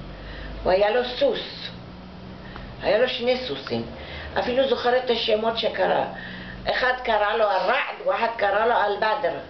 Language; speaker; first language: Hebrew; non-native, fluent; Arabic